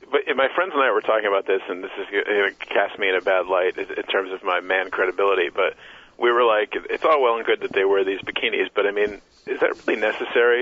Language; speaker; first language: English; native; English